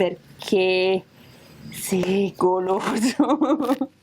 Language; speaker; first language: Italian; non-native, fluent; English